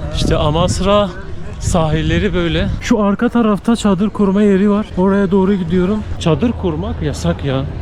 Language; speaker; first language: Turkish; native; Turkish